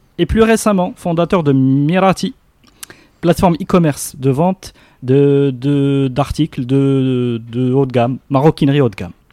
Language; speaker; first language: French; non-native, local second language; Arabic